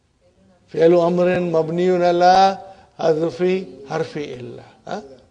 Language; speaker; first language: Arabic; non-native, fluent; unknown